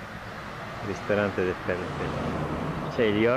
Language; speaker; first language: Italian; non-native, learner; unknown